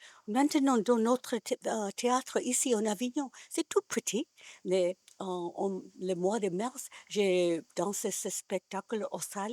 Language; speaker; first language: French; non-native, learner; Japanese